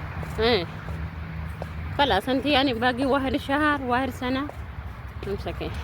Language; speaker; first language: Arabic; non-native, learner; Amharic